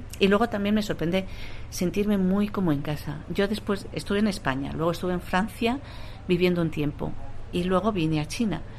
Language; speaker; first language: Spanish; native; Spanish